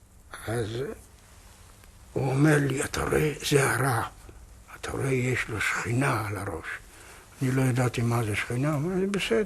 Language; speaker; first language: Hebrew; non-native, fluent; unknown